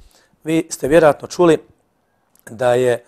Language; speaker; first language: Serbian; native; Serbian